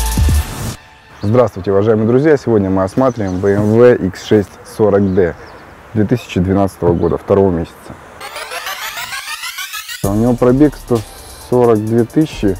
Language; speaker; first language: Russian; native; Russian